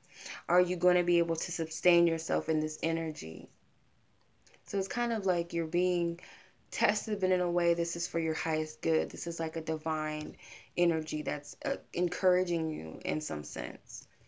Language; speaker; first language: English; native; English